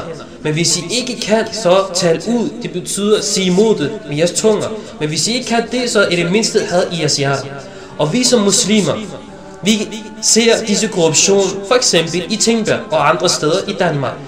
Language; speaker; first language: Danish; early bilingual, other home language; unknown